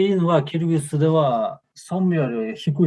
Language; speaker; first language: Japanese; non-native, fluent; Kyrgyz